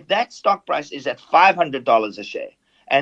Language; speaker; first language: English; native; English